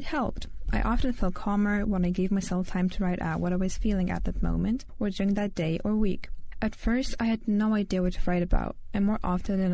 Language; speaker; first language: English; non-native, fluent; Lithuanian